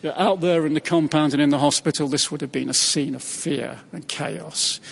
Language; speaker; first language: English; native; English